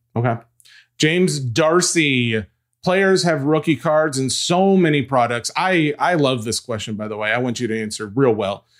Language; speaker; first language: English; native; English